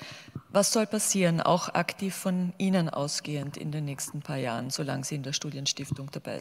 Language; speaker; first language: German; native; German